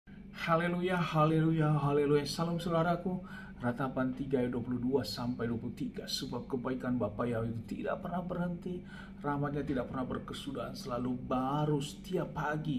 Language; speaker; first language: Indonesian; native; Indonesian